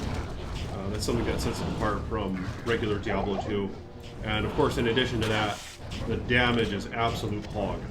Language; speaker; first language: English; native; English